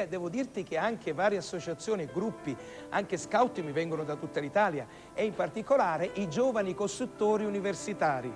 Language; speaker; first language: Italian; native; Italian